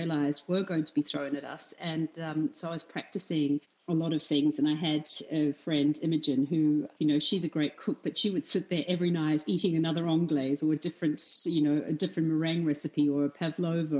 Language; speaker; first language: English; native; English